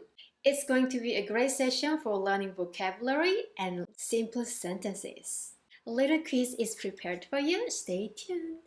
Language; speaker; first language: English; non-native, fluent; Korean